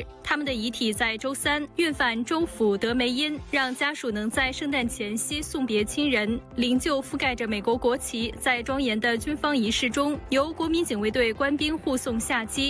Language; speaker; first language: Chinese; native; Chinese